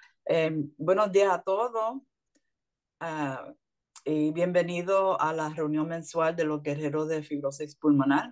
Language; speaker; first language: Spanish; early bilingual, heritage; Spanish